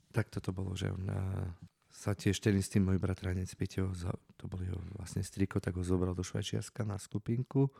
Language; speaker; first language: Slovak; non-native, local second language; Romany